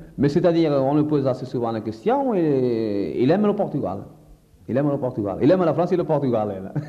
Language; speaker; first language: French; non-native, fluent; Portuguese